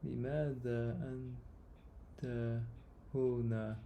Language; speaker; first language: Arabic; non-native, learner; English